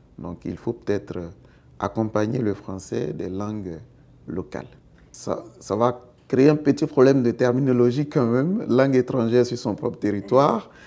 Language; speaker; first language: French; non-native, local second language; Baoulé